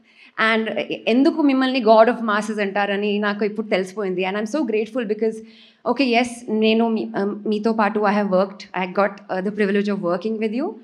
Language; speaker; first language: Telugu; non-native, learner; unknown